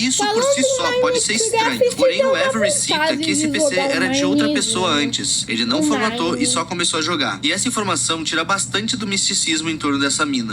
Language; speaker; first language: Portuguese; native; Portuguese